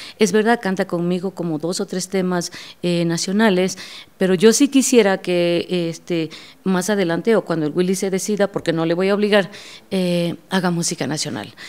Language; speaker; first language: Spanish; native; Spanish